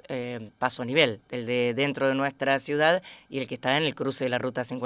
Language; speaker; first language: Spanish; native; Spanish